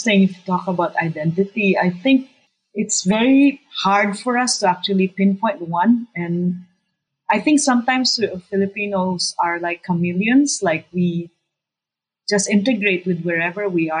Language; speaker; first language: English; non-native, local second language; Cebuano